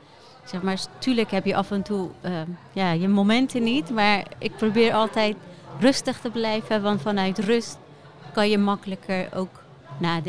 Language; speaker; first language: Dutch; non-native, fluent; Persian